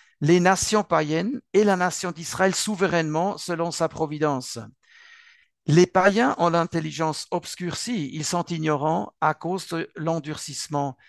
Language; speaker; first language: French; non-native, local second language; Swiss German